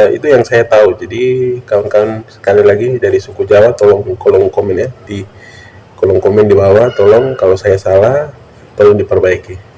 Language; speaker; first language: Indonesian; non-native, local second language; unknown